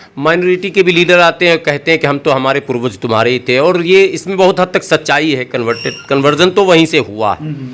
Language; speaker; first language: Hindi; native; Hindi